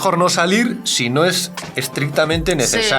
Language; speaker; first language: Spanish; native; Spanish